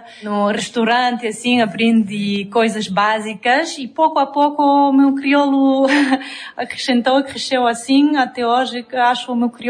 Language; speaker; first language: Portuguese; non-native, fluent; French